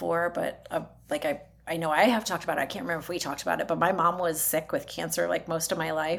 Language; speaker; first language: English; native; English